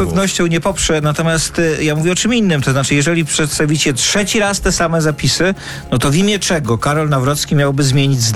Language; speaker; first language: Polish; native; Polish